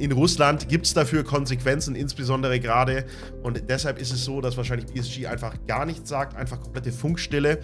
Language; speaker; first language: German; native; German